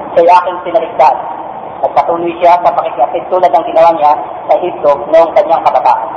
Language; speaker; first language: Filipino; non-native, local second language; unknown